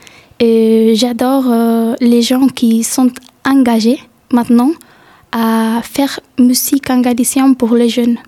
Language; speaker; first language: French; non-native, fluent; Galician